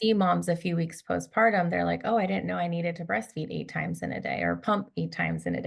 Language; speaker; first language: English; native; English